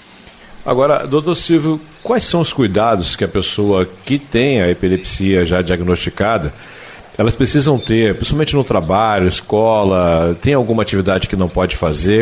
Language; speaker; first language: Portuguese; native; Portuguese